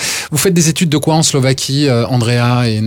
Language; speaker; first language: French; native; French